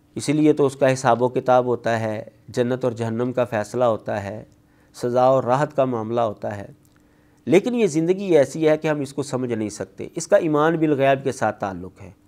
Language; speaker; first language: Urdu; non-native, local second language; Punjabi